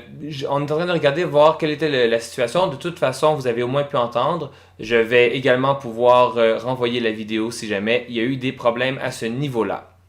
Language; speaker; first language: French; native; French